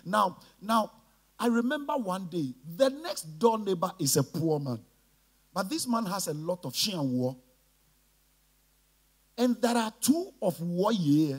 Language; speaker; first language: English; non-native, local second language; Ga